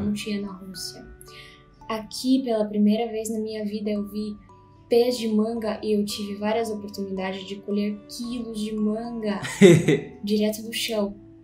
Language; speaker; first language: Portuguese; non-native, fluent; Russian